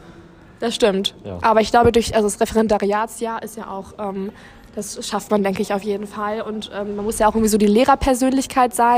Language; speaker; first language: German; native; German